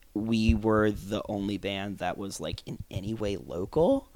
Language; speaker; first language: English; native; English